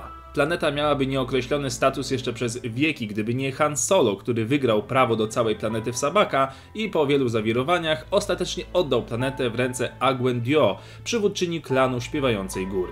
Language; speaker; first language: Polish; native; Polish